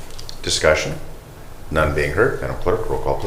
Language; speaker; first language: English; native; English